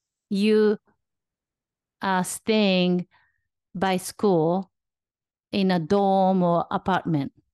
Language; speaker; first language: English; non-native, learner; Japanese